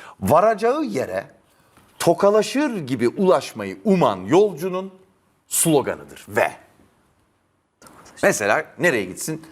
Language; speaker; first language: Turkish; native; Turkish